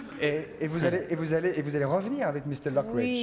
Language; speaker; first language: French; native; French